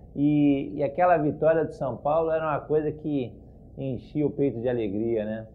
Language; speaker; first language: Portuguese; early bilingual, other home language; Spanish